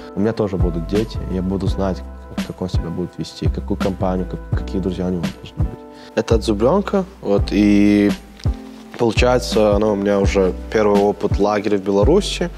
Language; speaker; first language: Russian; non-native, fluent; Turkmen